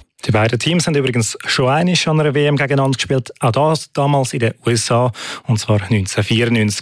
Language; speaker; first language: German; native; German